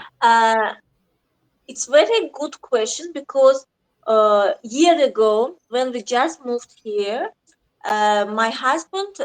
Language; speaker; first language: English; non-native, learner; Azerbaijani